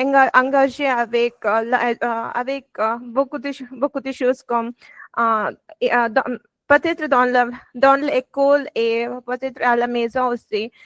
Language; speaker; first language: French; non-native, learner; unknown